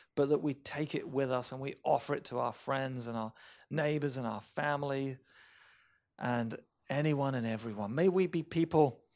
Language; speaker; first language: English; native; English